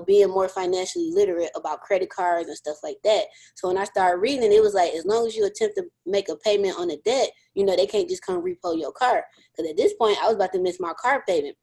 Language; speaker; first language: English; native; English